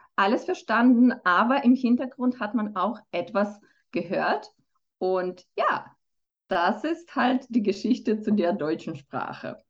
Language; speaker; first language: German; non-native, fluent; Romanian